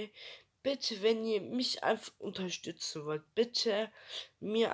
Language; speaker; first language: German; early bilingual, other home language; Turkish